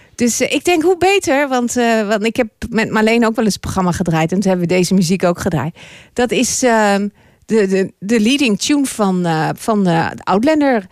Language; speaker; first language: Dutch; early bilingual, other home language; English